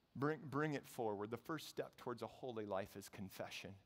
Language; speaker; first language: English; native; English